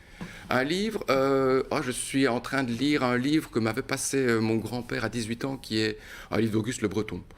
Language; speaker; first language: French; native; French